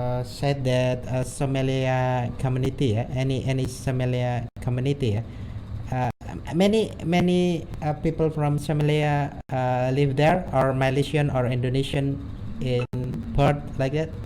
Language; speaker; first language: English; non-native, learner; Indonesian